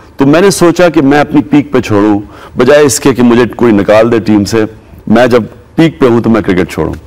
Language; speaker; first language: Urdu; native; Urdu